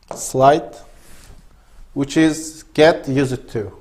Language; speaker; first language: English; non-native, fluent; Kazakh